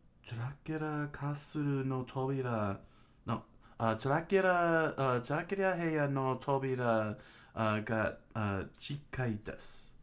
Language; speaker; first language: Japanese; non-native, learner; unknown